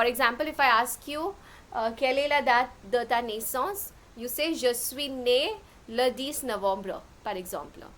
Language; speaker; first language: French; non-native, fluent; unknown